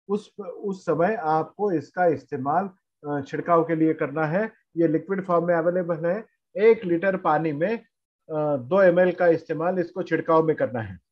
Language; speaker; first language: Hindi; non-native, local second language; Marathi